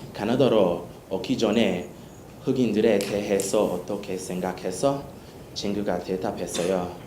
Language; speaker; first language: Korean; non-native, learner; English